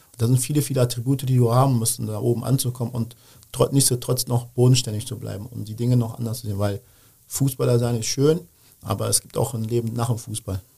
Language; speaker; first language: German; early bilingual, other home language; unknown